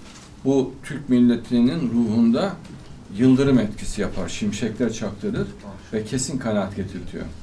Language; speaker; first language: Turkish; native; Turkish